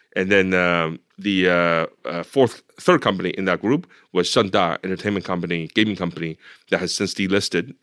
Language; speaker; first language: English; non-native, fluent; Chinese